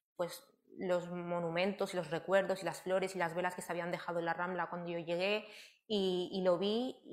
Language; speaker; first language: Spanish; native; Spanish